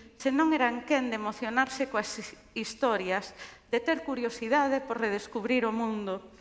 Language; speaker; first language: Galician; non-native, local second language; Spanish